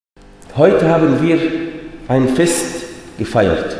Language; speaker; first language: German; non-native, fluent; Arabic